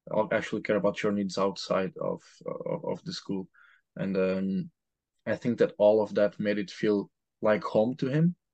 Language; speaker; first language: English; non-native, fluent; Portuguese